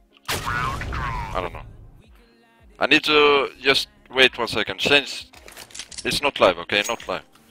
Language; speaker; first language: English; non-native, fluent; Swedish